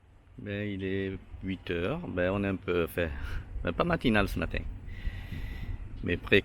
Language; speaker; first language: French; native; French